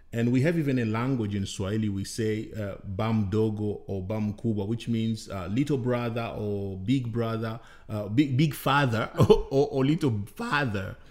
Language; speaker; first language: English; non-native, fluent; Bembe